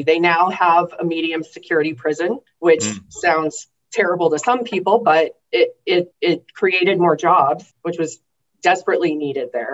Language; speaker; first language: English; native; English